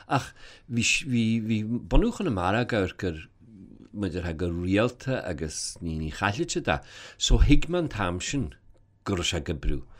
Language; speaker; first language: Irish; native; Irish